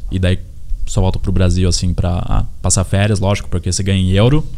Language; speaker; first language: Portuguese; early bilingual, heritage; Portuguese